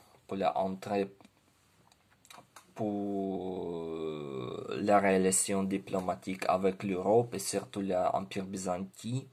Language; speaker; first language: French; non-native, learner; Ukrainian